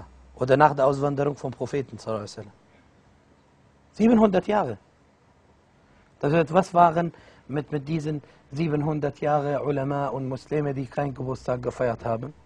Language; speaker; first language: German; non-native, fluent; Arabic